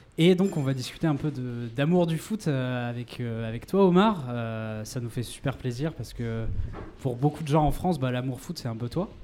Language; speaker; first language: French; native; French